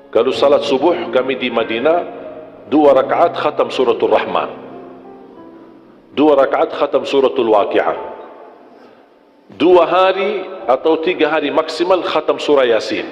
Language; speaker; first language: Indonesian; non-native, fluent; Arabic